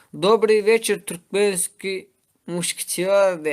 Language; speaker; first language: Russian; non-native, learner; Turkmen